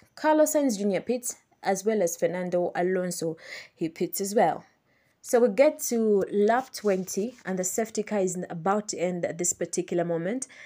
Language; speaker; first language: English; non-native, local second language; Ganda